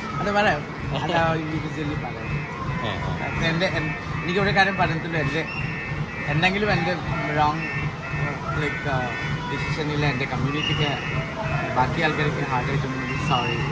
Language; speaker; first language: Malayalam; non-native, fluent; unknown